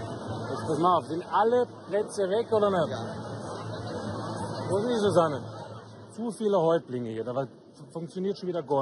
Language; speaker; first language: German; native; German